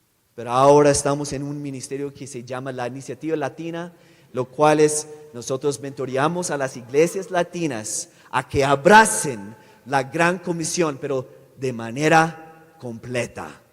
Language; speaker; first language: Spanish; non-native, fluent; English